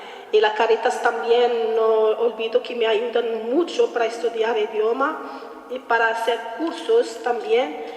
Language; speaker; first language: Spanish; non-native, learner; Arabic